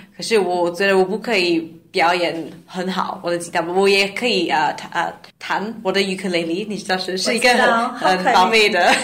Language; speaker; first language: Chinese; non-native, learner; English